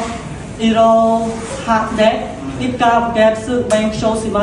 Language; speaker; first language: Japanese; non-native, learner; Khmer